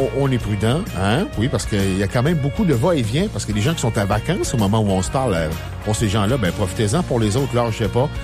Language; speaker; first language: French; native; French